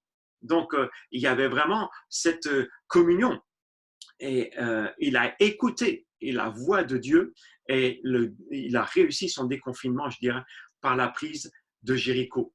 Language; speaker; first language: French; native; French